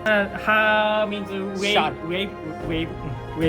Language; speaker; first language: English; non-native, learner; Japanese